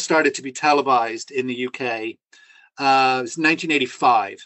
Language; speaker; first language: English; native; English